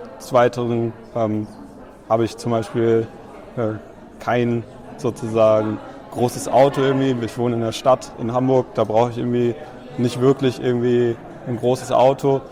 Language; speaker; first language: German; native; German